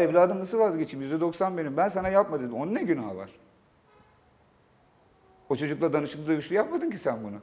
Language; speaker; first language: Turkish; native; Turkish